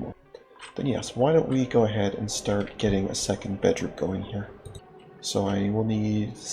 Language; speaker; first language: English; native; English